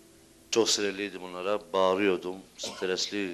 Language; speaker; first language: Turkish; early bilingual, heritage; Turkish